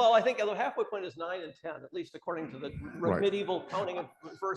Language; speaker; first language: English; native; English